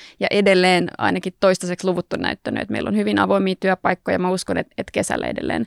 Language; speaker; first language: Finnish; native; Finnish